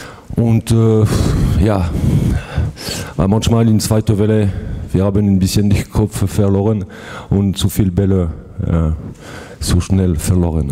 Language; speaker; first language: German; non-native, fluent; French